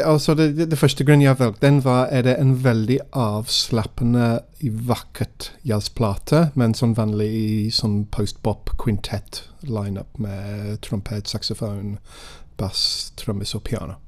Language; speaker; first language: Norwegian; non-native, fluent; English